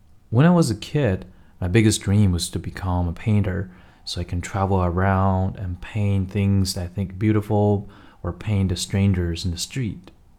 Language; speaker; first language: English; non-native, fluent; Chinese